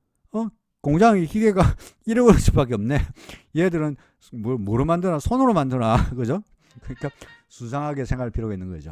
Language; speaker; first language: Korean; native; Korean